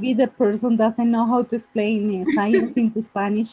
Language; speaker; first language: English; non-native, fluent; Spanish